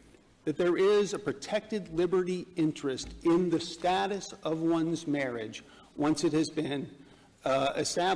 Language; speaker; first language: English; native; English